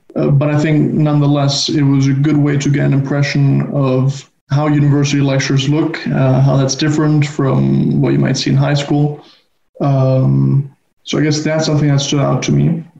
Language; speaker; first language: English; non-native, fluent; Spanish